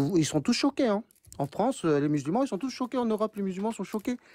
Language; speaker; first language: French; non-native, fluent; Turkish